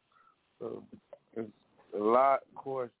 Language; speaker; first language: English; native; English